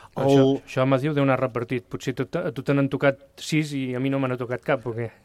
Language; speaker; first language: Catalan; native; Catalan